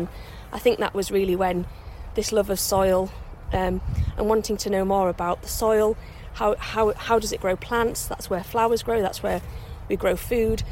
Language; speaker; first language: English; native; English